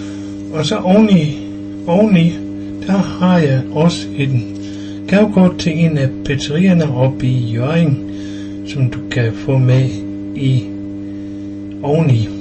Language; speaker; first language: Danish; native; Danish